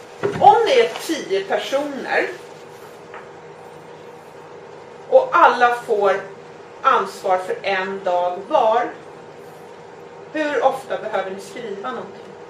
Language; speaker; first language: Swedish; native; Swedish